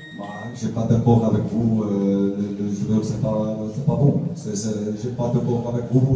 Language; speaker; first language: French; non-native, learner; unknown